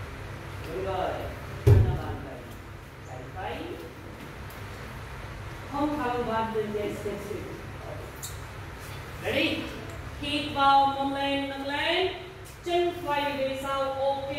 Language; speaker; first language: Vietnamese; non-native, learner; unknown